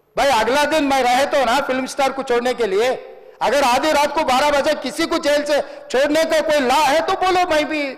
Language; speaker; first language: Hindi; non-native, local second language; Telugu